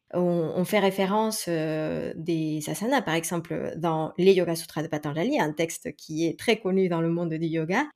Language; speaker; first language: French; non-native, fluent; Spanish